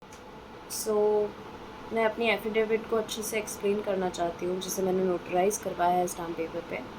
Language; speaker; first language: Hindi; native; Hindi